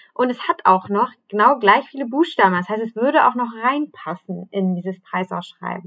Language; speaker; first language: German; native; German